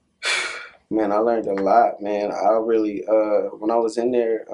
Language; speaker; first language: English; native; English